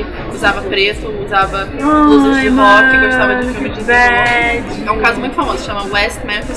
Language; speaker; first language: Portuguese; native; Portuguese